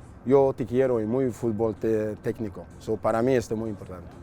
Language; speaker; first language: Spanish; non-native, learner; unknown